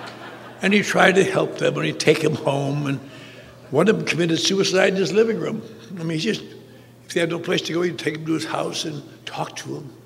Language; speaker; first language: English; native; English